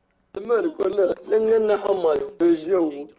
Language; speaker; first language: Arabic; native; Arabic